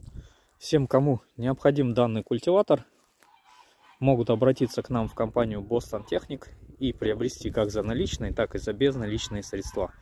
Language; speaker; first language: Russian; native; Russian